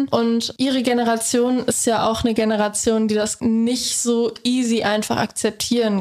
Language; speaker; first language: German; native; German